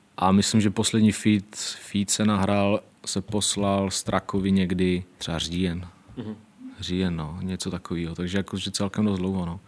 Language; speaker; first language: Czech; early bilingual, other home language; Ukrainian